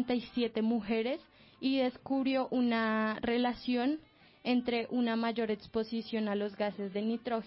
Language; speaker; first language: Spanish; native; Spanish